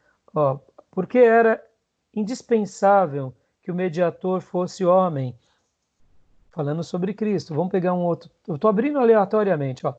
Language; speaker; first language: Portuguese; native; Portuguese